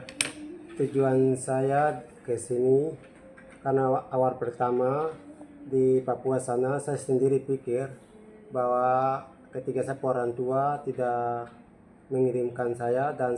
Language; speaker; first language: Indonesian; native; Indonesian